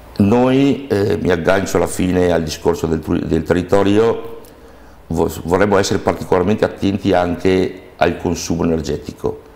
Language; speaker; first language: Italian; native; Italian